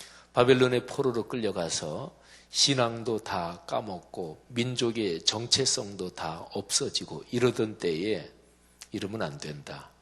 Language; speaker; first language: Korean; native; Korean